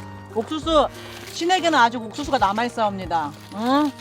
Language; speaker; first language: Korean; native; Korean